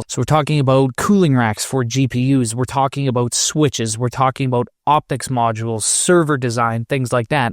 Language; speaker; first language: English; native; English